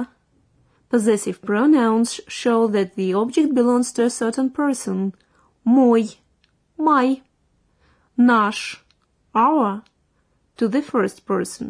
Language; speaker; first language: English; non-native, fluent; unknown